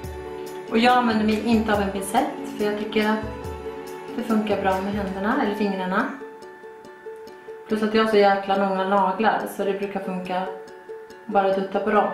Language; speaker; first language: Swedish; native; Swedish